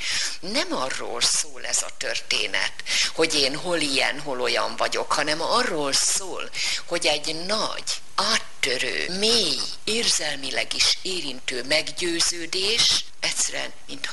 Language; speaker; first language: Hungarian; native; Hungarian